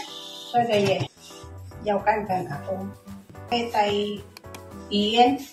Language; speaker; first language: Chinese; non-native, fluent; Filipino